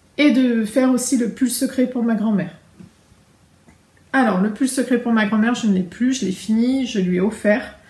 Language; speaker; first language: French; native; French